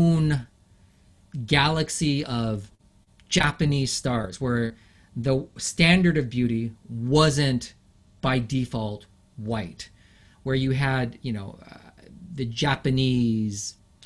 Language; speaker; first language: English; native; English